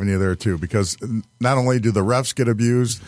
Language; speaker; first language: English; native; English